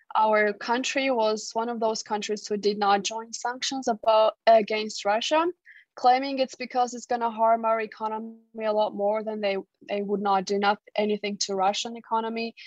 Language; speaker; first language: English; non-native, fluent; Georgian